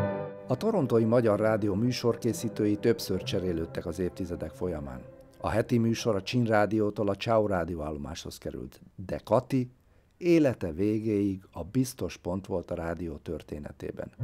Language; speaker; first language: Hungarian; native; Hungarian